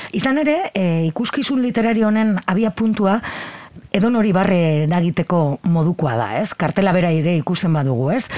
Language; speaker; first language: Basque; native; Basque